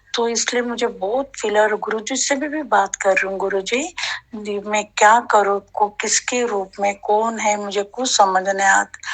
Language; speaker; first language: Hindi; non-native, local second language; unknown